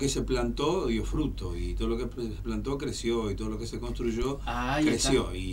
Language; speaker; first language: Spanish; native; Spanish